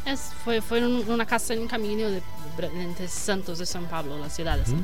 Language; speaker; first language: Spanish; non-native, learner; Portuguese